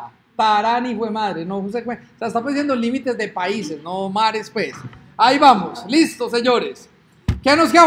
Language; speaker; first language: Spanish; native; Spanish